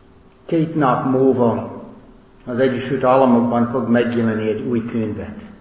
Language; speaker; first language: Hungarian; non-native, learner; English